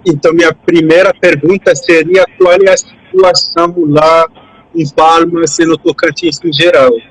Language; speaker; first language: Portuguese; non-native, fluent; French